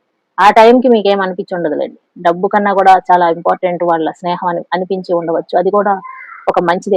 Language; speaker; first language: Telugu; native; Telugu